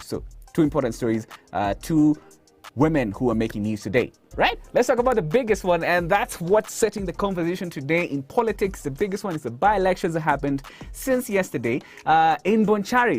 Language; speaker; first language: English; non-native, local second language; Swahili